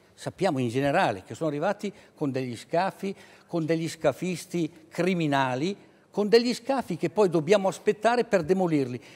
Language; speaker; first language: Italian; native; Italian